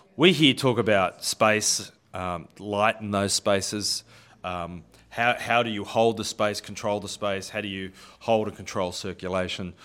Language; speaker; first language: English; native; English